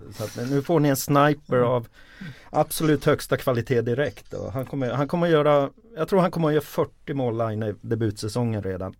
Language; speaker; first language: Swedish; early bilingual, other home language; Finnish